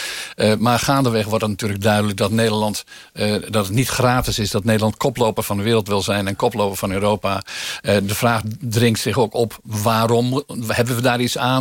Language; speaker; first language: Dutch; native; Dutch